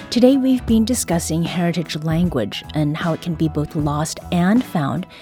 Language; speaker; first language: English; early bilingual, other home language; Korean